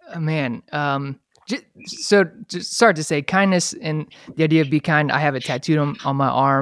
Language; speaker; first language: English; native; English